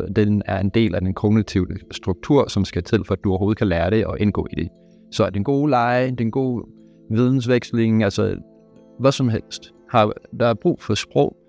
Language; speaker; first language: Danish; non-native, fluent; English